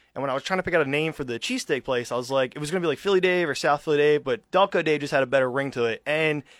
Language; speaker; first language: English; native; English